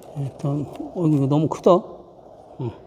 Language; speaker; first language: Korean; native; Korean